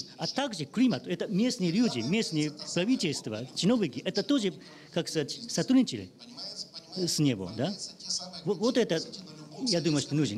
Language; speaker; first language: Russian; non-native, learner; Japanese